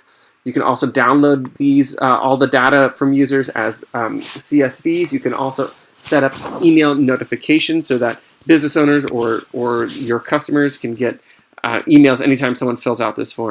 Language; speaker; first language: English; native; English